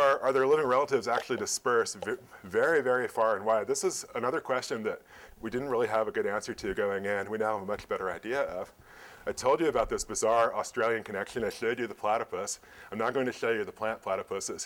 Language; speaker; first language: English; native; English